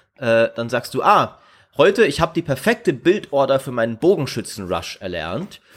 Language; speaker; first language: German; native; German